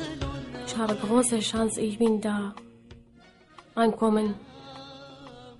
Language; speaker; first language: German; non-native, learner; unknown